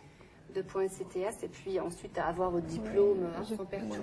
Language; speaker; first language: French; native; French